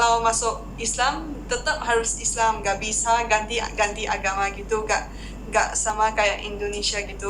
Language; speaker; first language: Indonesian; non-native, fluent; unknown